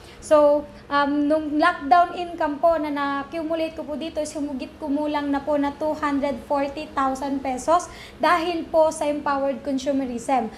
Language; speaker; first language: Filipino; non-native, local second language; Cebuano